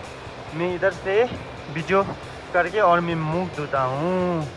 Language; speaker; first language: Hindi; non-native, local second language; Nepali